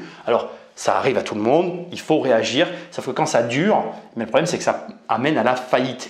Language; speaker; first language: French; native; French